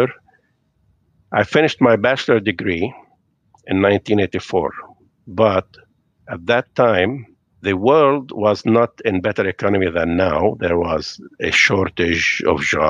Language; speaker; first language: English; non-native, fluent; Arabic